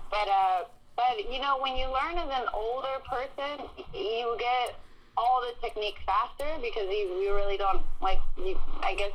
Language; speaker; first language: English; early bilingual, other home language; Spanish